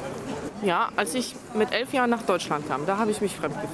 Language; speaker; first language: German; early bilingual, other home language; Polish